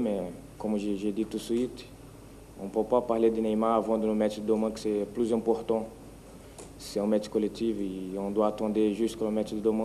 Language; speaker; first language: French; non-native, fluent; Portuguese